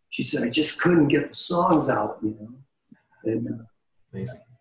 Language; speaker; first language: English; native; English